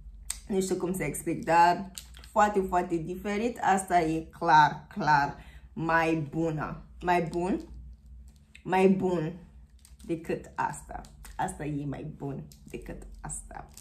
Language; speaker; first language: Romanian; non-native, learner; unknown